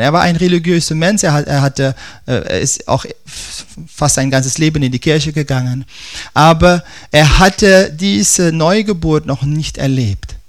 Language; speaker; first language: German; non-native, fluent; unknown